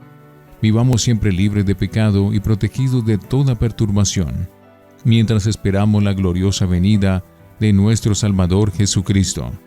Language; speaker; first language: Spanish; native; Spanish